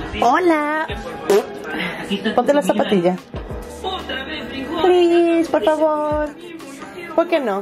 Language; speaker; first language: Spanish; early bilingual, heritage; Spanish